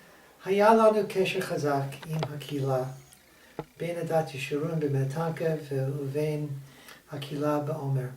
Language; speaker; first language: Hebrew; non-native, fluent; English